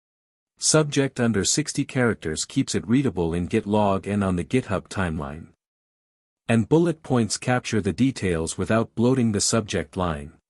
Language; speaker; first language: English; native; English